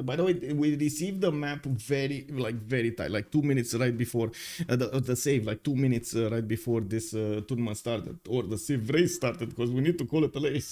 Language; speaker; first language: English; non-native, fluent; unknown